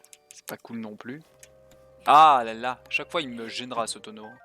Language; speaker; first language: French; native; French